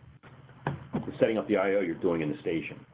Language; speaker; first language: English; native; English